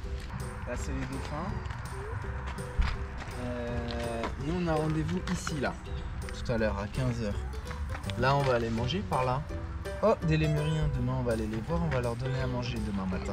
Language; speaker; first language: French; native; French